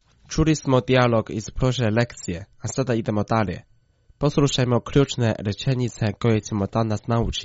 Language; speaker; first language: Croatian; non-native, fluent; Chinese